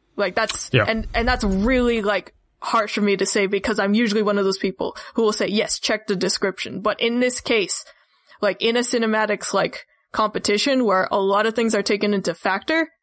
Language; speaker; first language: English; native; English